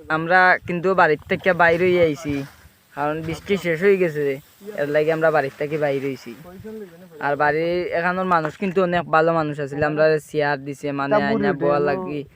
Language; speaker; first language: Bangla; non-native, local second language; Sylheti